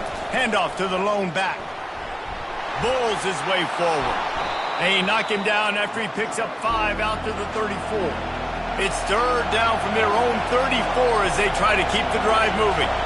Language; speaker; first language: English; native; English